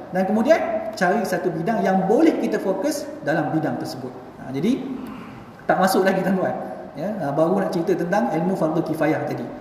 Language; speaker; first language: Malay; native; Malay